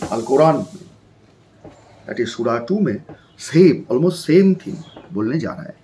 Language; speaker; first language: Hindi; non-native, local second language; Bangla